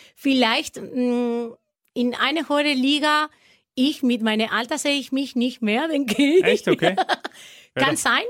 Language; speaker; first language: German; non-native, learner; Spanish